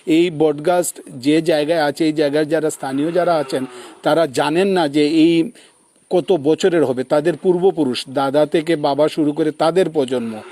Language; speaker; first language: Bangla; native; Bangla